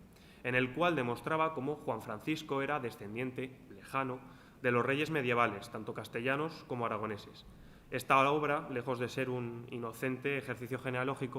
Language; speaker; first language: Spanish; native; Spanish